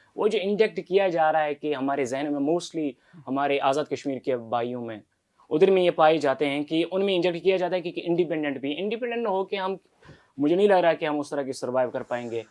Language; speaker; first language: Urdu; non-native, local second language; Kashmiri